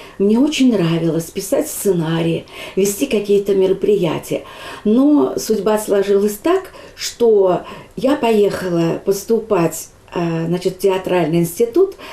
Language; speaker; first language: Russian; non-native, local second language; Chuvash